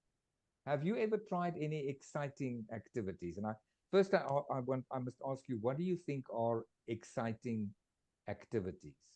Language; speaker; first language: English; non-native, fluent; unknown